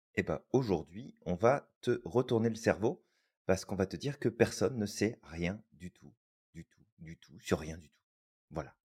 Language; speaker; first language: French; native; French